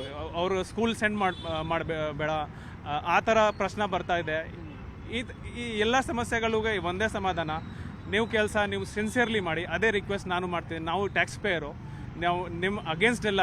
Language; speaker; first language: Kannada; non-native, fluent; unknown